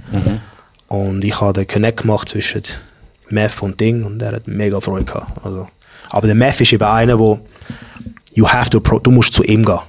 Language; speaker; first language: German; early bilingual, other home language; English